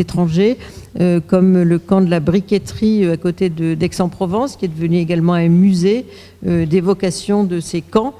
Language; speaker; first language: French; native; French